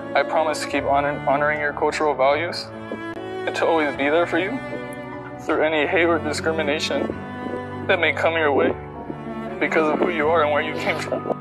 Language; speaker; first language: English; native; English